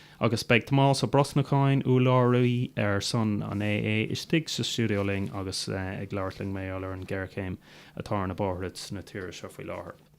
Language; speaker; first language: Irish; non-native, local second language; English